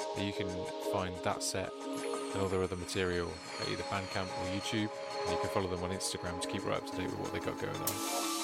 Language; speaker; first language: English; native; English